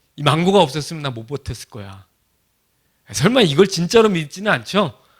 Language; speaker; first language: Korean; native; Korean